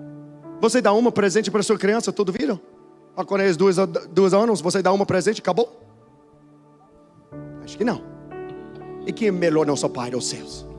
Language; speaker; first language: Portuguese; non-native, learner; English